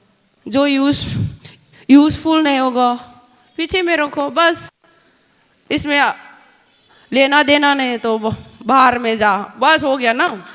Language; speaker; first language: Hindi; non-native, local second language; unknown